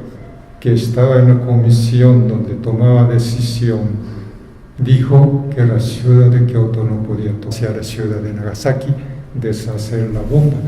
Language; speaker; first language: Spanish; non-native, fluent; Japanese